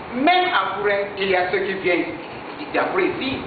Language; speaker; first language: French; non-native, fluent; Yoruba